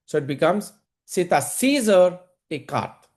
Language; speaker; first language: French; non-native, fluent; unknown